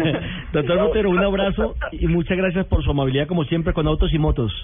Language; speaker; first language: Spanish; native; Spanish